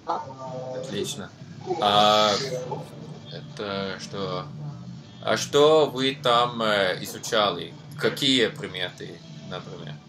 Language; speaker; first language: Russian; non-native, learner; Norwegian